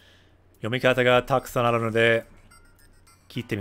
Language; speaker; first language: Japanese; non-native, fluent; English